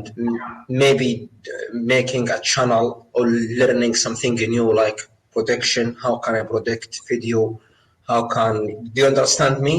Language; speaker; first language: English; non-native, learner; Arabic